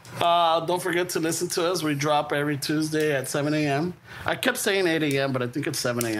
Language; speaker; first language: English; early bilingual, other home language; Spanish